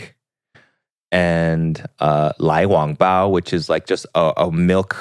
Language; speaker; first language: English; native; English